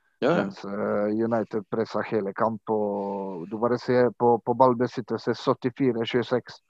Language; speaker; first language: Norwegian; non-native, fluent; Croatian